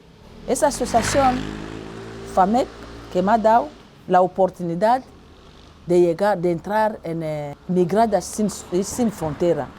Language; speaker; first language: Spanish; non-native, learner; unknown